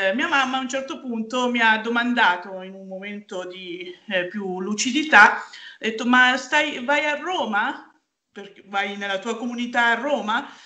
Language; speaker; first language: Italian; native; Italian